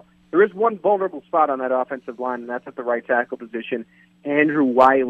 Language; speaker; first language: English; native; English